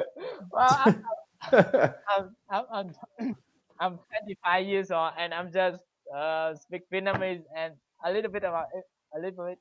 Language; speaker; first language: English; non-native, learner; Vietnamese